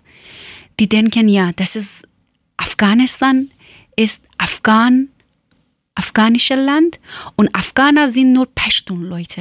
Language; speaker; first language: German; non-native, learner; Persian